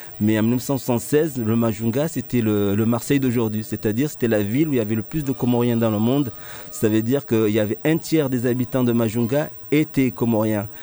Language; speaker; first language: French; early bilingual, other home language; Ngazidja Comorian